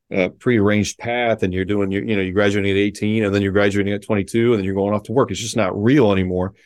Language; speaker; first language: English; early bilingual, other home language; Spanish